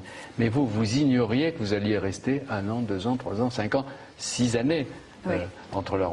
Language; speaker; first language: French; native; French